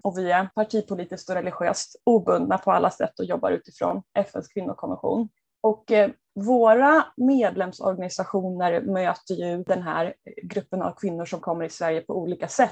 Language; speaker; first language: Swedish; native; Swedish